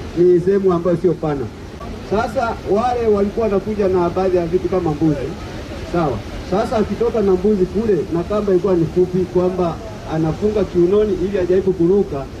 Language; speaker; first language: Swahili; non-native, local second language; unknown